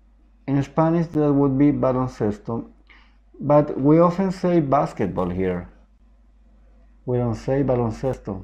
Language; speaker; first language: English; non-native, fluent; Spanish